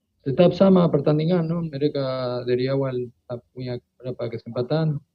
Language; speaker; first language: Indonesian; non-native, fluent; Spanish